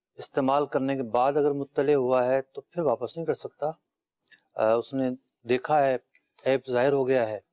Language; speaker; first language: Urdu; native; Urdu